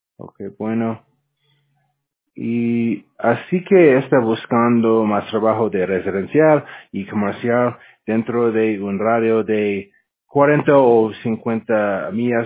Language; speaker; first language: Spanish; non-native, learner; English